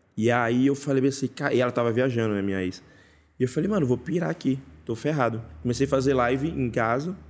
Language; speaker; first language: Portuguese; native; Portuguese